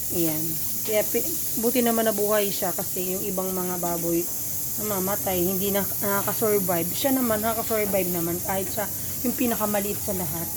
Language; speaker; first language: Filipino; non-native, local second language; Hiligaynon